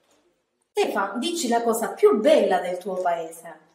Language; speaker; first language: Italian; native; Italian